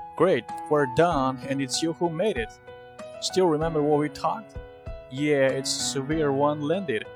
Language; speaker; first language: English; non-native, fluent; Chinese